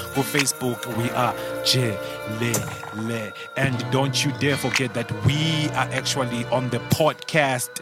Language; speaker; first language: English; non-native, local second language; Swati